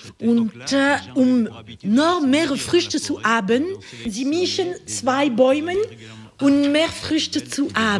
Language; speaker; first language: German; non-native, learner; French